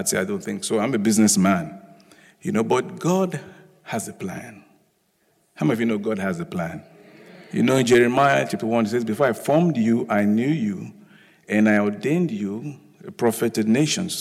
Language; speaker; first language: English; non-native, local second language; Yoruba